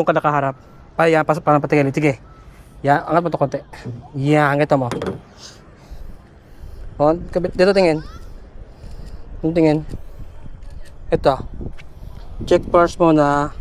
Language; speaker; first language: Filipino; non-native, local second language; Aklanon